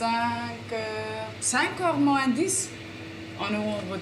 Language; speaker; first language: French; non-native, learner; German